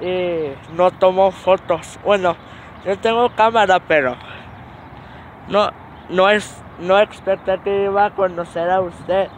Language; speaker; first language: Spanish; early bilingual, heritage; English